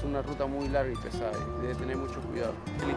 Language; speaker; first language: Spanish; native; Spanish